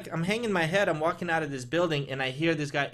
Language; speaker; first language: English; early bilingual, other home language; Russian